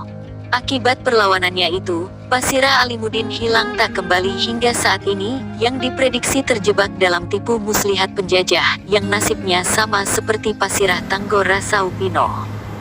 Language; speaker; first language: Indonesian; native; Indonesian